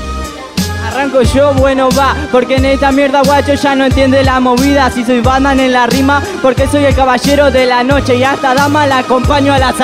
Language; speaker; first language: Spanish; native; Spanish